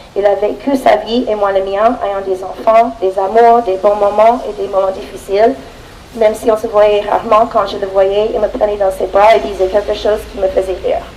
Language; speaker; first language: French; non-native, fluent; English